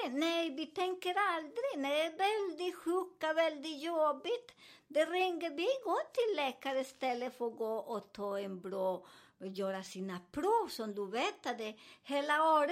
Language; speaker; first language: Swedish; non-native, learner; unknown